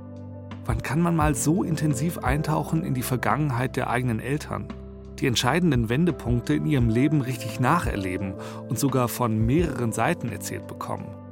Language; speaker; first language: German; native; German